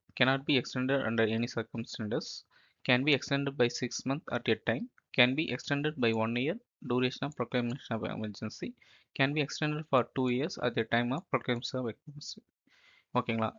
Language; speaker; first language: English; non-native, local second language; Tamil